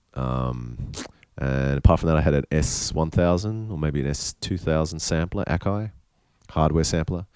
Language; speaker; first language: English; native; English